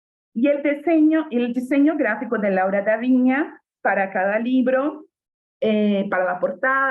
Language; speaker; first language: Spanish; non-native, fluent; Portuguese